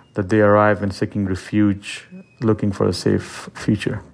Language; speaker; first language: English; non-native, fluent; Persian